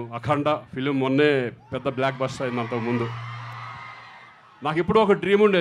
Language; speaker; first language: Telugu; native; Telugu